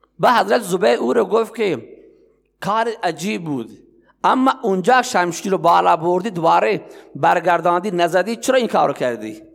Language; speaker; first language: Persian; non-native, local second language; Baluchi